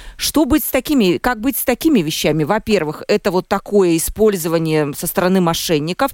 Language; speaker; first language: Russian; native; Russian